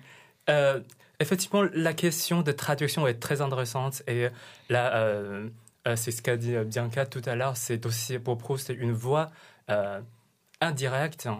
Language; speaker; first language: French; non-native, fluent; Chinese